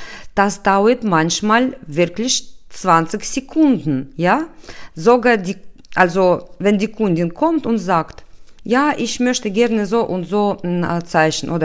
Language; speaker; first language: German; non-native, learner; Russian